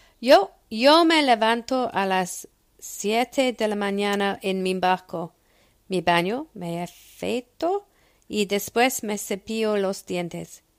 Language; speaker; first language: Spanish; non-native, learner; English